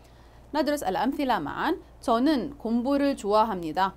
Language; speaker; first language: Korean; non-native, fluent; Arabic